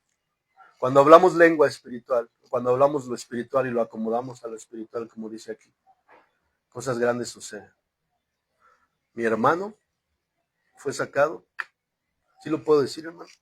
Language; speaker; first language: Spanish; native; Spanish